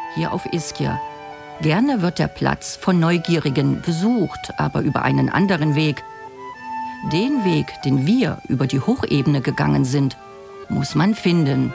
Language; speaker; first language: German; native; German